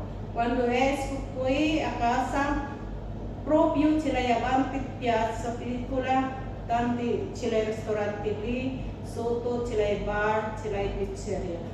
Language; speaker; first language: Italian; non-native, learner; Filipino